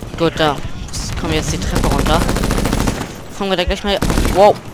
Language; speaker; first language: German; native; German